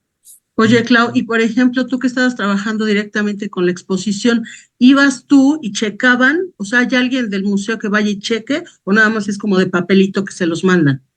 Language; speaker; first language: Spanish; native; Spanish